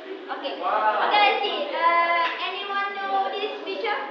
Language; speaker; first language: English; non-native, learner; Indonesian